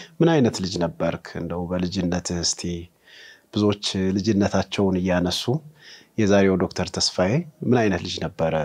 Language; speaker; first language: Amharic; native; Amharic